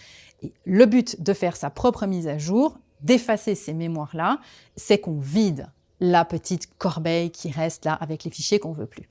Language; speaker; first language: French; native; French